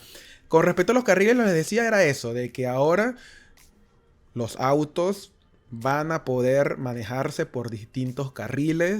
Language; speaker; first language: Spanish; native; Spanish